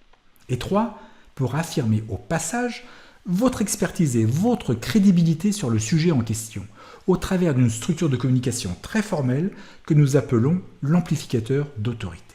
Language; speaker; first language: French; native; French